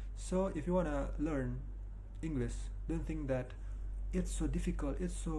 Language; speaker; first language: English; non-native, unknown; Indonesian